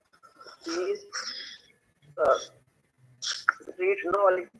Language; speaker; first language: English; non-native, learner; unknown